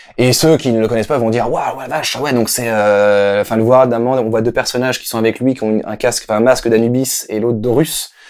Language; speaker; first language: French; native; French